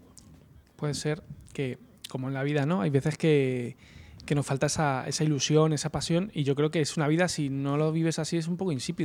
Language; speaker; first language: Spanish; native; Spanish